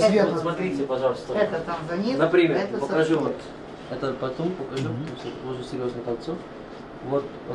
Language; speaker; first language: Russian; non-native, fluent; Hindi